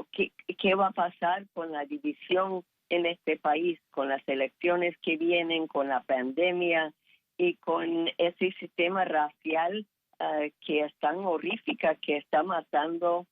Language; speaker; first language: Spanish; non-native, fluent; English